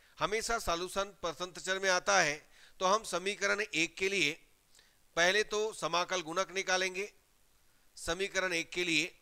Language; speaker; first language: Hindi; native; Hindi